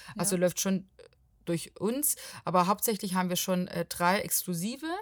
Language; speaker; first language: German; non-native, fluent; Portuguese